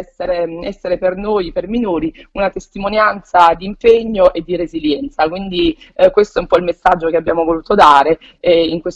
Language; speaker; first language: Italian; native; Italian